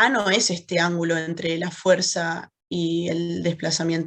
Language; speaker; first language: Spanish; native; Spanish